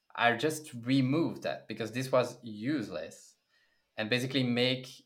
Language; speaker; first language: English; non-native, fluent; French